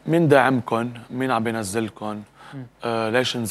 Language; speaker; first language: Arabic; native; Arabic